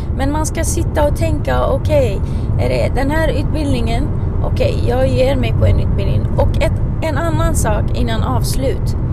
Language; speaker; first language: Swedish; non-native, fluent; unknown